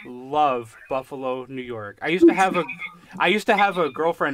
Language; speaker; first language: English; native; English